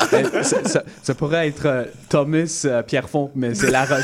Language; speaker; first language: French; non-native, local second language; English